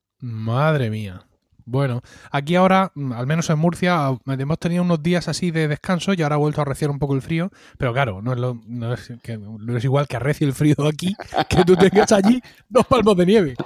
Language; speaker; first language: Spanish; native; Spanish